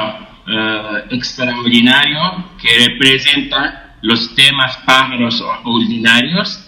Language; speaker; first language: Spanish; non-native, fluent; Japanese